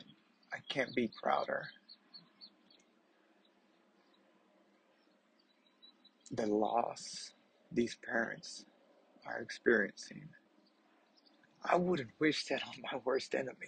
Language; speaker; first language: English; native; English